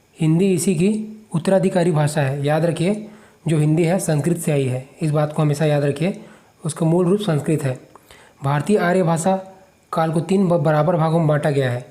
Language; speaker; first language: Hindi; native; Hindi